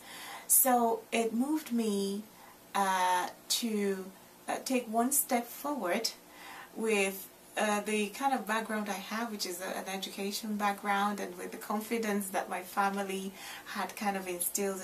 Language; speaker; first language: English; non-native, local second language; Igbo